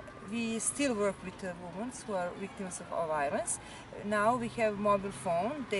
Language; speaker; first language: English; non-native, learner; Serbian